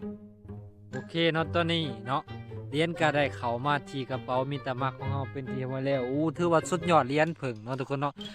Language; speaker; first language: Thai; non-native, local second language; Northeastern Thai